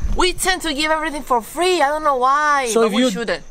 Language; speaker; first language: English; non-native, fluent; Greek